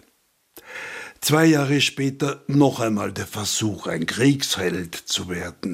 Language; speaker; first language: German; native; German